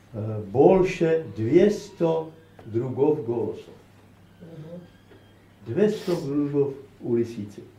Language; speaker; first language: Russian; non-native, learner; Slovak